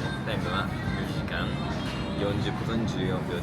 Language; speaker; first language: Japanese; native; Japanese